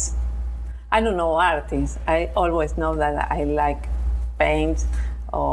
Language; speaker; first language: English; non-native, learner; Spanish